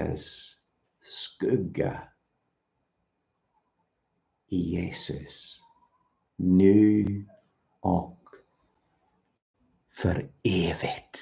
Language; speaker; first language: Swedish; non-native, fluent; English